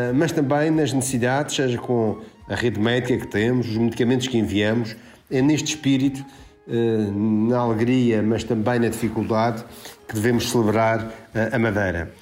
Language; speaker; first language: Portuguese; native; Portuguese